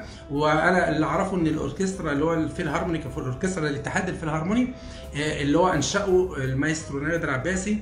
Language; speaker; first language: Arabic; native; Arabic